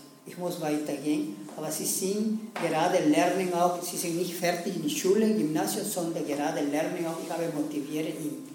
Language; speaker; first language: German; non-native, learner; Spanish